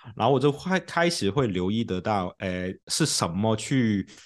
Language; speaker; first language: Chinese; non-native, local second language; Cantonese